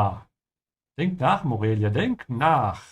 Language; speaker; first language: German; non-native, fluent; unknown